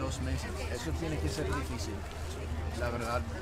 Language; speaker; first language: Spanish; non-native, learner; English